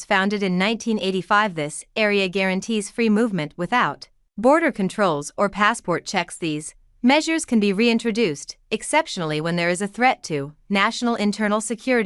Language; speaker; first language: English; non-native, fluent; German